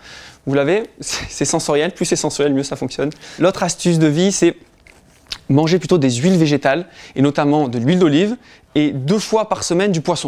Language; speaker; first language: French; native; French